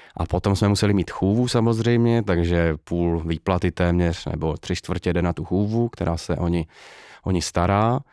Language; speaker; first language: Czech; native; Czech